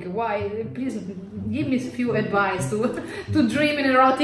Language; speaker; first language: English; non-native, fluent; Italian